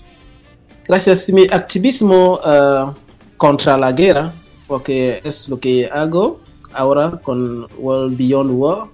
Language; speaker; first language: Spanish; non-native, fluent; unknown